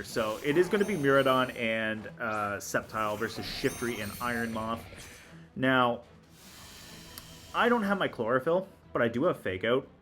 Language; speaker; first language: English; native; English